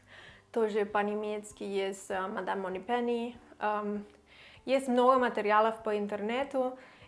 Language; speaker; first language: Russian; non-native, learner; Catalan